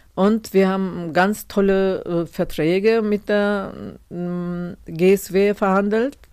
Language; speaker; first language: German; non-native, fluent; Turkish